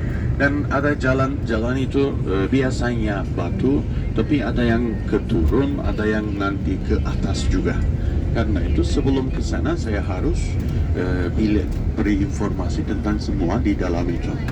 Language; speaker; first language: Indonesian; non-native, learner; Turkish